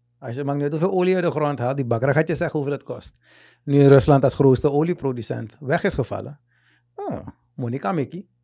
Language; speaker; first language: Dutch; native; Dutch